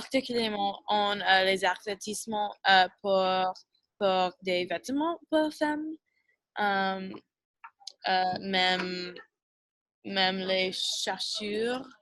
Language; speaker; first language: French; non-native, learner; English